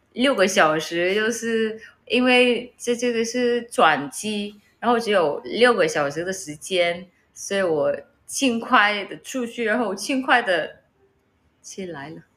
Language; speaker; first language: Chinese; non-native, learner; Vietnamese